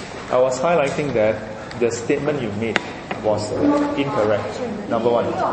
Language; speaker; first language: English; non-native, local second language; Chinese